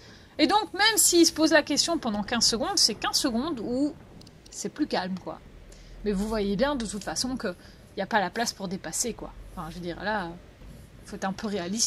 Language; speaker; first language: French; native; French